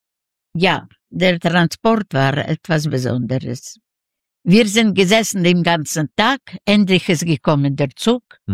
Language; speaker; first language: German; non-native, fluent; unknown